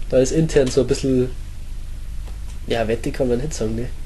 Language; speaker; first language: German; native; German